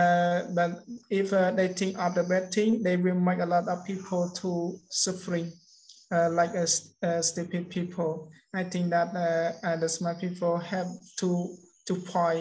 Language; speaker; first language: English; non-native, learner; Khmer